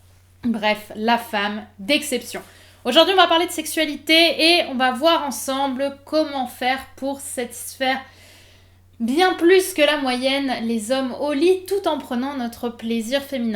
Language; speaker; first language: French; native; French